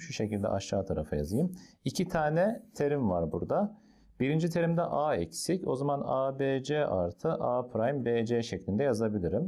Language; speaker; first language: Turkish; native; Turkish